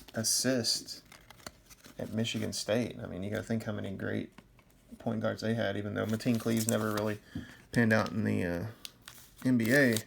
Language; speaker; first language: English; native; English